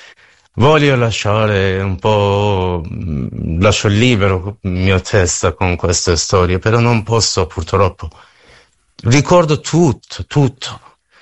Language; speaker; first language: Italian; non-native, learner; Persian